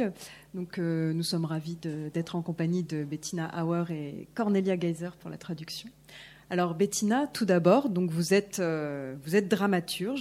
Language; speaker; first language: French; native; French